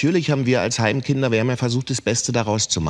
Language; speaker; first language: German; native; German